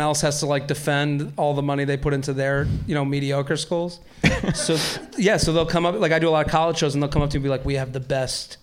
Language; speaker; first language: English; native; English